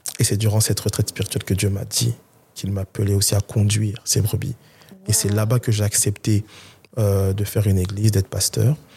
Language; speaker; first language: French; early bilingual, other home language; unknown